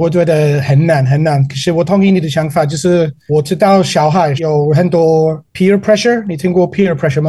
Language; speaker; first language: Chinese; non-native, learner; English